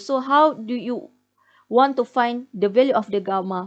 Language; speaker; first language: English; non-native, local second language; Malay